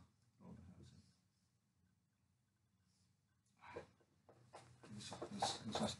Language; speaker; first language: Swedish; non-native, fluent; Finnish